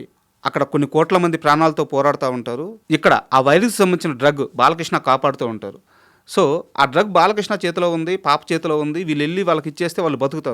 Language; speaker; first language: Telugu; native; Telugu